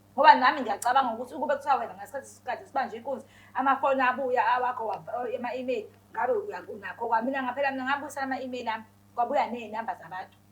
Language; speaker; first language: Zulu; native; Zulu